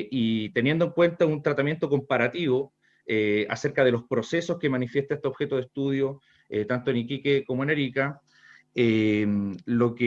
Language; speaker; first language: Spanish; native; Spanish